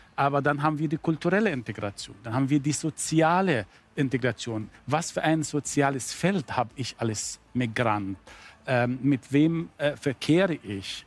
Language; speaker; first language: German; non-native, fluent; Arabic